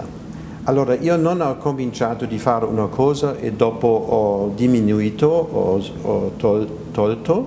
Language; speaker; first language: Italian; non-native, fluent; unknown